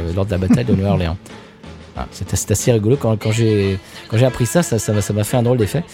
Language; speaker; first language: French; native; French